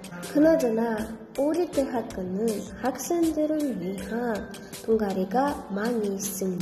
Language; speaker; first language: Korean; non-native, learner; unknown